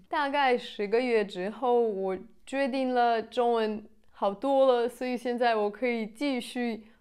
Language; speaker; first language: Chinese; non-native, fluent; Russian